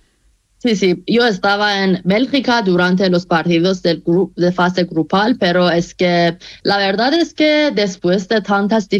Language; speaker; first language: Spanish; non-native, fluent; Persian